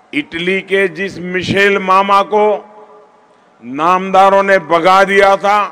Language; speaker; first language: Hindi; non-native, local second language; Gujarati